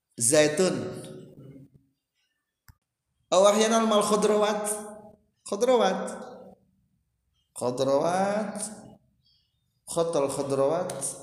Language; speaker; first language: Arabic; non-native, fluent; Indonesian